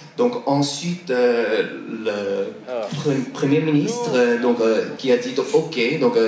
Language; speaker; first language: French; non-native, fluent; Korean